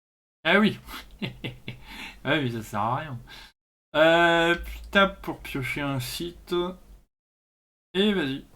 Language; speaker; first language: French; native; French